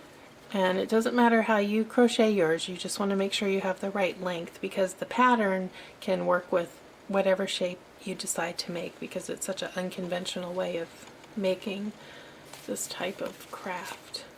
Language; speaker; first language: English; native; English